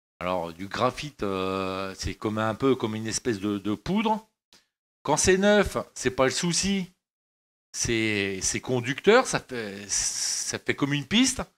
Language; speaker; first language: French; native; French